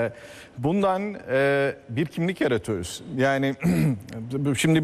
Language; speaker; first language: Turkish; native; Turkish